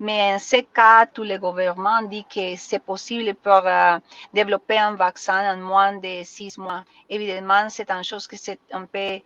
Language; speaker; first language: French; non-native, learner; Spanish